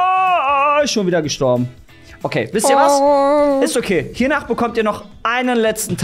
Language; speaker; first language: German; native; German